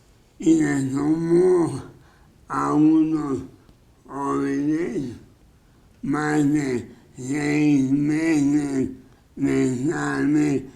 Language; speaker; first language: Spanish; non-native, fluent; English